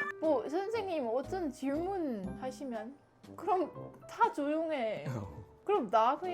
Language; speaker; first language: Korean; non-native, learner; Dutch